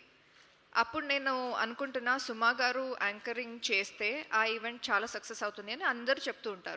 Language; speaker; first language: Telugu; non-native, learner; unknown